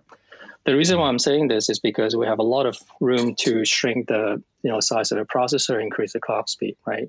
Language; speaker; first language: English; non-native, local second language; Cantonese